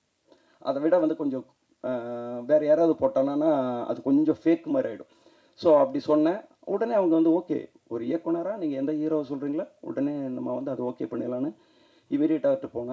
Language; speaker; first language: Tamil; native; Tamil